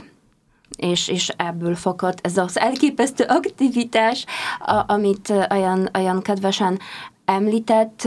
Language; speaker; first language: Hungarian; non-native, fluent; Polish